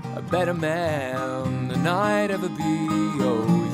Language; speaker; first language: English; native; English